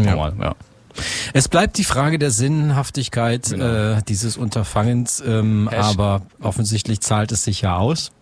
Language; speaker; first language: German; native; German